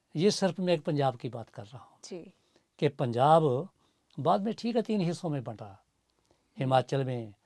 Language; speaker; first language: Hindi; native; Hindi